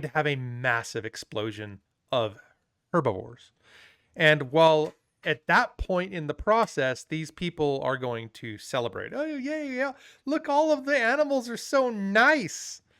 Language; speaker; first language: English; native; English